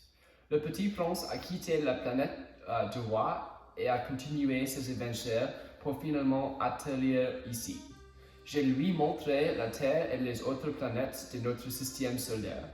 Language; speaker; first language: French; non-native, learner; English